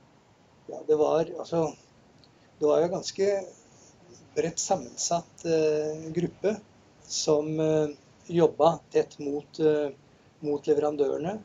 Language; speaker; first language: Norwegian; native; Norwegian